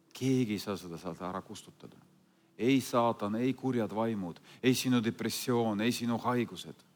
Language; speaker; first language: Estonian; non-native, fluent; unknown